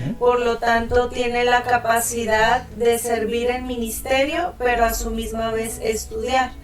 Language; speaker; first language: Spanish; native; Spanish